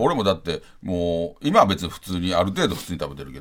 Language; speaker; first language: Japanese; native; Japanese